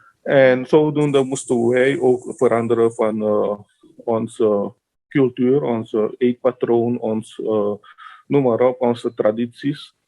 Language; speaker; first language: Dutch; non-native, local second language; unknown